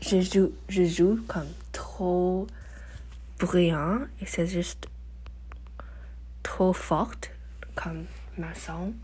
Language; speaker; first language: French; non-native, learner; English